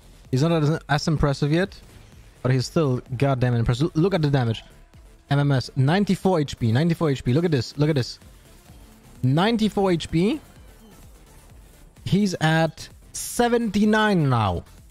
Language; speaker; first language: English; non-native, fluent; Polish